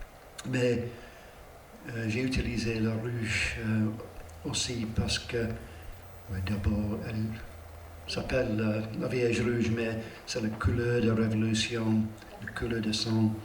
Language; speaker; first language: French; non-native, learner; English